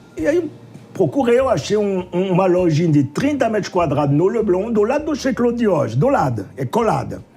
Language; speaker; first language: Portuguese; non-native, fluent; French